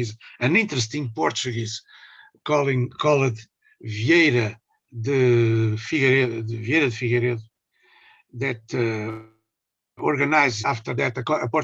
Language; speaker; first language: English; non-native, learner; Portuguese